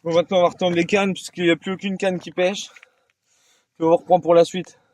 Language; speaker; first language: French; native; French